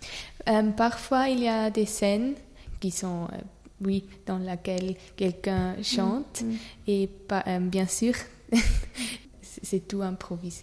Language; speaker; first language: French; non-native, learner; German